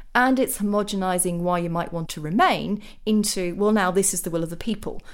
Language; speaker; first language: English; native; English